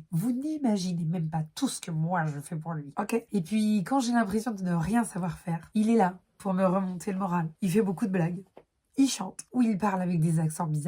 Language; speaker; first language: French; native; French